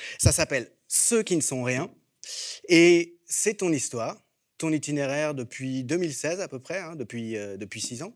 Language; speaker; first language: French; native; French